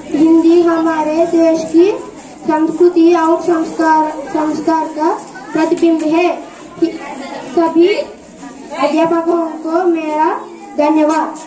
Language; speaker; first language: Hindi; non-native, local second language; Telugu